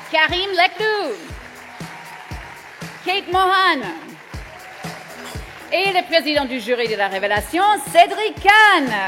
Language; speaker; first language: French; native; French